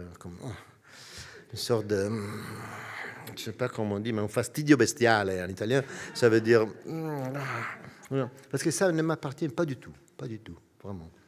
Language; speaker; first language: French; non-native, fluent; Italian